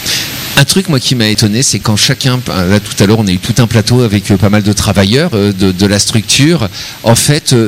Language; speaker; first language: French; native; French